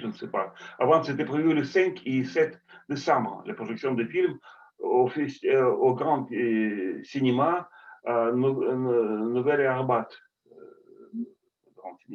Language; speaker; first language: French; non-native, fluent; Russian